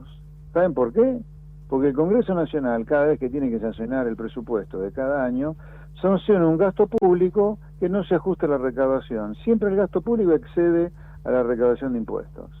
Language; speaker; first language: Spanish; native; Spanish